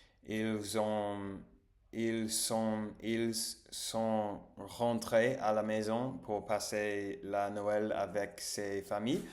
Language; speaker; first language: French; non-native, learner; English